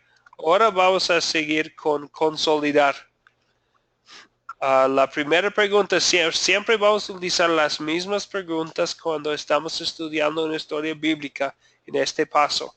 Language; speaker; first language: Spanish; non-native, fluent; English